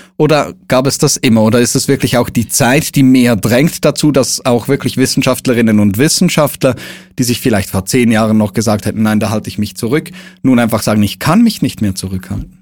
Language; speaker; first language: German; native; German